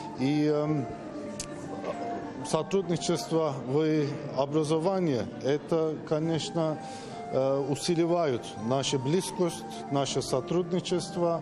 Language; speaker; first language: Russian; non-native, fluent; Turkish